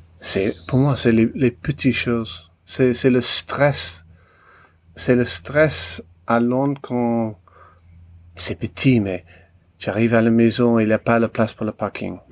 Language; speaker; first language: French; non-native, learner; English